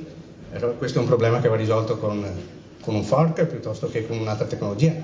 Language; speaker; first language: Italian; native; Italian